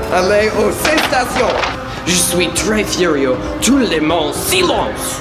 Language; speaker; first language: French; non-native, learner; English